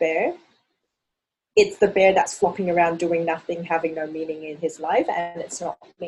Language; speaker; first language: English; non-native, local second language; Cantonese